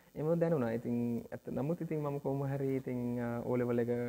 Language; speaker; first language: Sinhala; early bilingual, other home language; Nepali